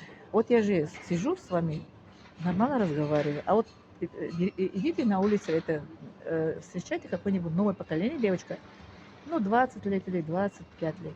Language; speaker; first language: Russian; non-native, local second language; Tajik